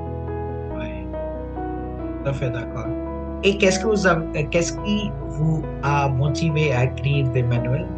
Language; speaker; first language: French; non-native, fluent; Punjabi